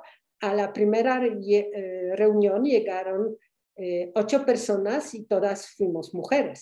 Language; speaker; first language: Spanish; non-native, fluent; Polish